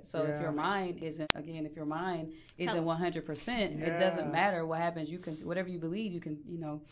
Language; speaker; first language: English; native; English